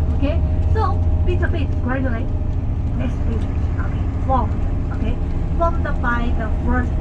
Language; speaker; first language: English; non-native, learner; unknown